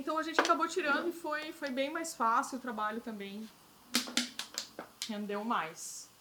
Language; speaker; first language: Portuguese; native; Portuguese